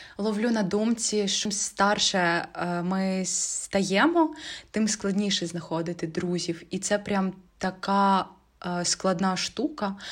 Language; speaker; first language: Ukrainian; native; Ukrainian